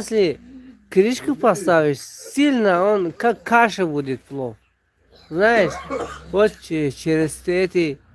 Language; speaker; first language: Russian; non-native, local second language; Tajik